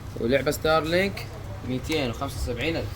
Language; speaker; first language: Arabic; native; Arabic